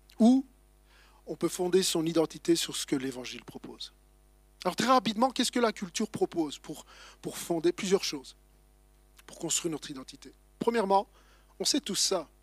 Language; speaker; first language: French; native; French